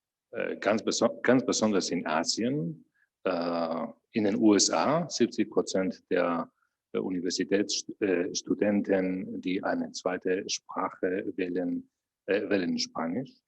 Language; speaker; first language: German; non-native, fluent; Spanish